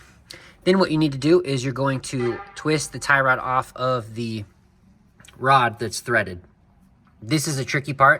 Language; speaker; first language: English; native; English